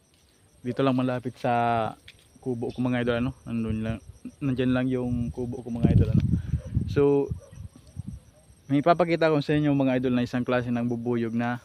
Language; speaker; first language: Filipino; native; Filipino